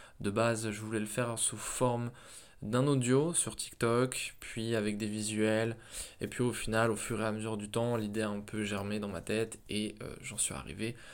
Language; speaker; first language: French; native; French